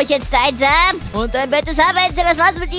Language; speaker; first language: German; native; German